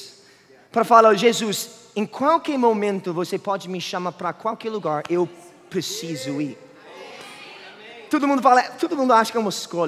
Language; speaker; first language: Portuguese; non-native, fluent; English